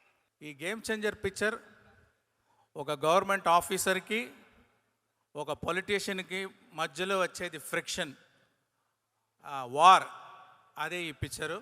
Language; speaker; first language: Telugu; non-native, learner; Tamil